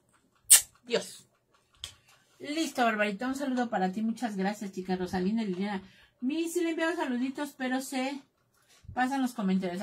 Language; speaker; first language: Spanish; native; Spanish